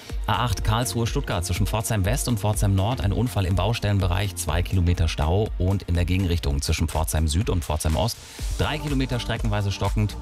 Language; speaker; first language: German; native; German